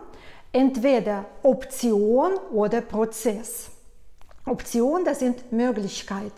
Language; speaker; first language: German; non-native, fluent; Russian